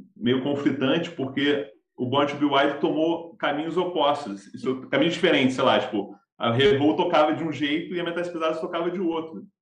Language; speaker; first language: Portuguese; native; Portuguese